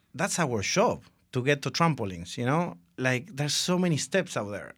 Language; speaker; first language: English; non-native, fluent; Spanish